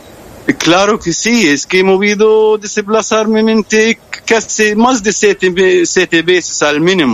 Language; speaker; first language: Spanish; non-native, fluent; Arabic